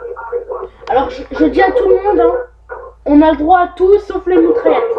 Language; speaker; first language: French; native; French